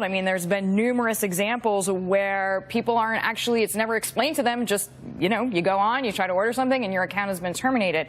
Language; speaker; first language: English; native; English